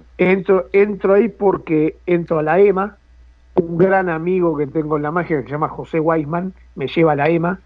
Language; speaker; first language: Spanish; native; Spanish